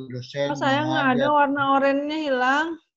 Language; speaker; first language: Indonesian; native; Indonesian